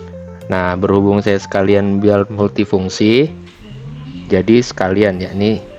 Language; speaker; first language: Indonesian; native; Indonesian